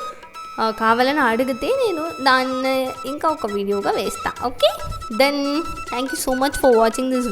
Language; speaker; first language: Telugu; non-native, learner; Tamil